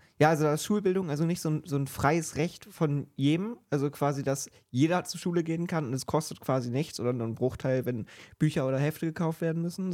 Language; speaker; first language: German; native; German